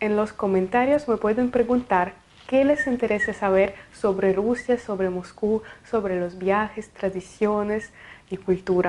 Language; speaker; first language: Spanish; non-native, fluent; Russian